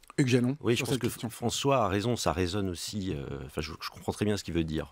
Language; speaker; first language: French; native; French